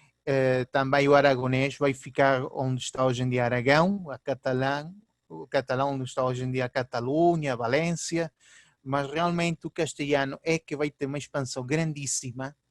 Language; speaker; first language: Portuguese; early bilingual, heritage; Portuguese